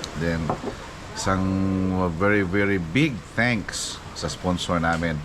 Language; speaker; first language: Filipino; non-native, local second language; Cebuano